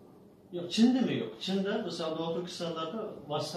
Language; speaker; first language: Turkish; non-native, learner; Uyghur